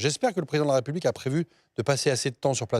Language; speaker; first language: French; native; French